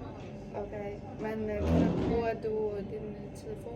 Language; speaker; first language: Danish; non-native, learner; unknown